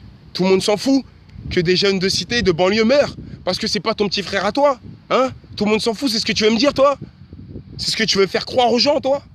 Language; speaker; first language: French; native; French